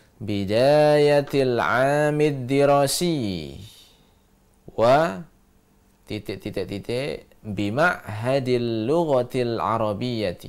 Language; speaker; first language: Arabic; non-native, fluent; Indonesian